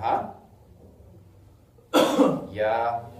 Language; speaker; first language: Russian; non-native, fluent; English